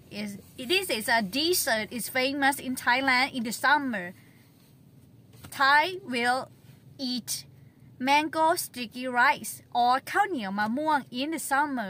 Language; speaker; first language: English; non-native, learner; Thai